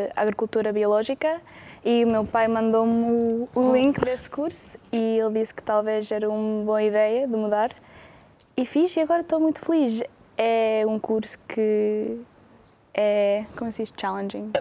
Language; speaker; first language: Portuguese; non-native, fluent; English